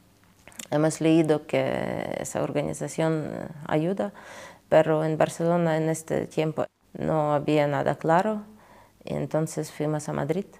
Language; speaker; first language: Spanish; non-native, fluent; Ukrainian